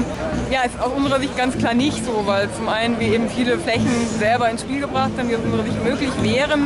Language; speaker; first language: German; native; German